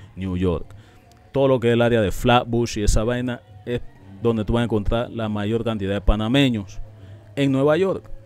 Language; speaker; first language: Spanish; non-native, local second language; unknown